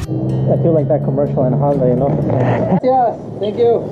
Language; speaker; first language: English; early bilingual, other home language; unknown